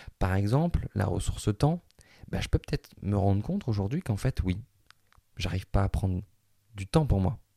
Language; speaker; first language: French; native; French